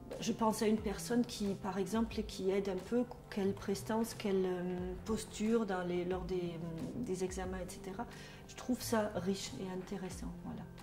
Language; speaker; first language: French; non-native, fluent; German